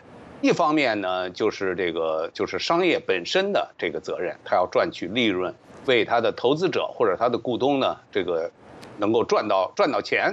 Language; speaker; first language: Chinese; native; Chinese